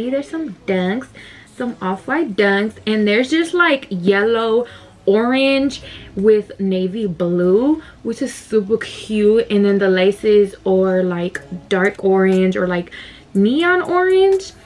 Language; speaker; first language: English; native; English